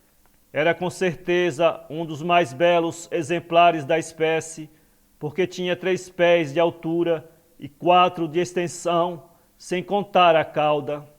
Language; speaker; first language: Portuguese; native; Portuguese